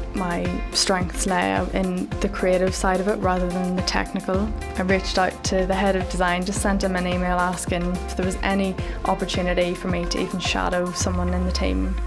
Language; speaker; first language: English; native; English